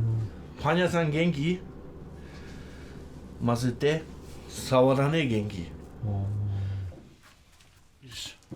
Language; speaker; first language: Japanese; non-native, learner; German